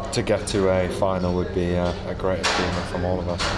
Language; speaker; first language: English; native; English